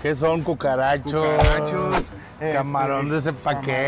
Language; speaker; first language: Spanish; native; Spanish